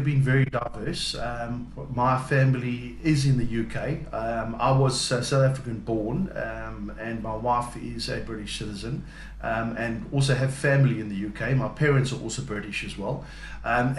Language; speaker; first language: English; native; English